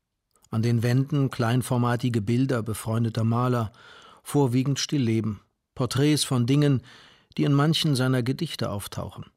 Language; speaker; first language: German; native; German